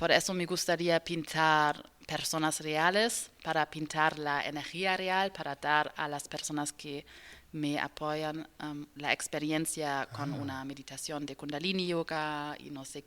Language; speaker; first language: Spanish; non-native, learner; German